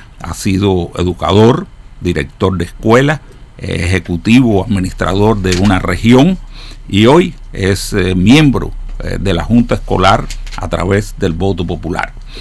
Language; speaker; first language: Spanish; native; Spanish